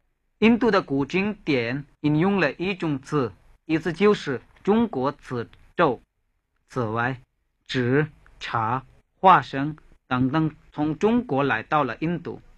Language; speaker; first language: Chinese; non-native, fluent; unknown